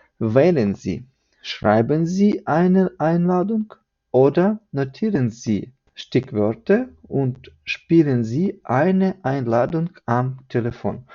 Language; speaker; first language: German; non-native, fluent; Ukrainian